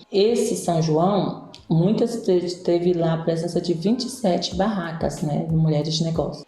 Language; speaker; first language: Portuguese; native; Portuguese